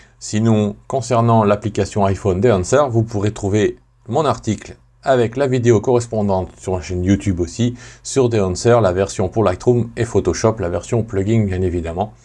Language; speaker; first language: French; native; French